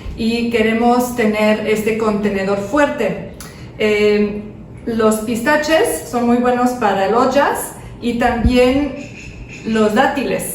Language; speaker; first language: Spanish; non-native, fluent; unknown